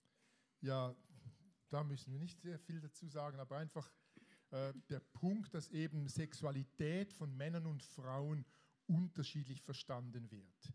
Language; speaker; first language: German; native; German